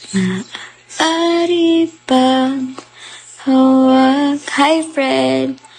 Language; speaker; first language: Filipino; native; Filipino